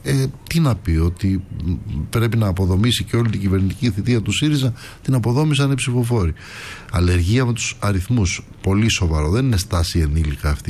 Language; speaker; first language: Greek; native; Greek